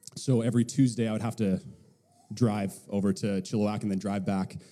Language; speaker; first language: English; native; English